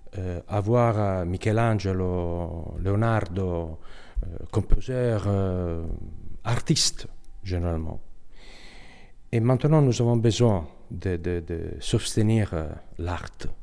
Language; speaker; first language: French; non-native, learner; Italian